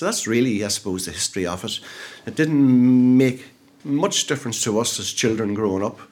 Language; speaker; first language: English; native; English